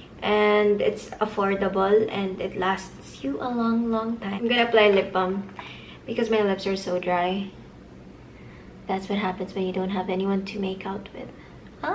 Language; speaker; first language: English; non-native, local second language; Filipino